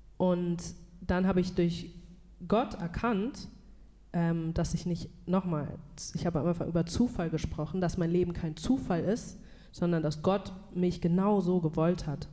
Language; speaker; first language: German; native; German